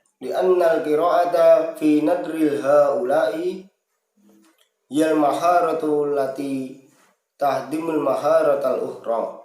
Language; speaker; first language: Arabic; non-native, learner; Indonesian